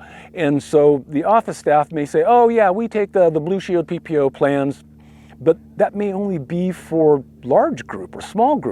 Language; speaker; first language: English; native; English